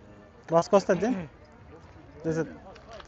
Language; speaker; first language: German; non-native, learner; Bulgarian